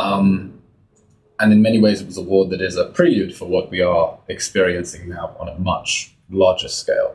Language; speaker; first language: English; native; English